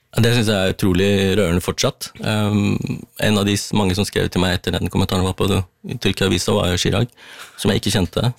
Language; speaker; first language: Norwegian; early bilingual, other home language; Tamil